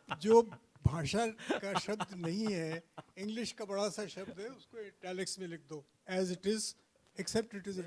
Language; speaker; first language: Hindi; native; Hindi